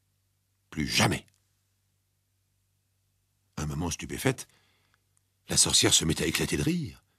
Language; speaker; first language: French; native; French